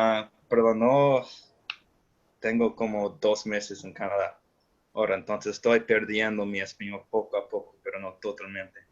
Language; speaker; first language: Spanish; non-native, fluent; English